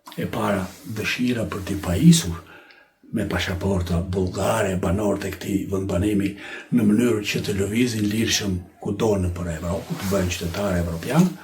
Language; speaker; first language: Albanian; non-native, local second language; Bulgarian